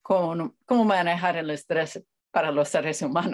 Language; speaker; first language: Spanish; non-native, fluent; English